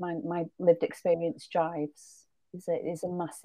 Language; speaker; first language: English; native; English